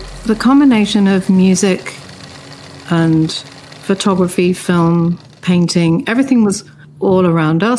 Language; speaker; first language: English; native; English